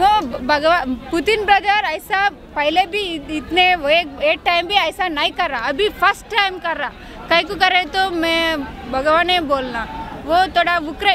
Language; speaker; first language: Hindi; non-native, local second language; Telugu